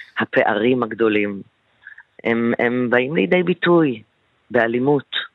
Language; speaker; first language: Hebrew; native; Hebrew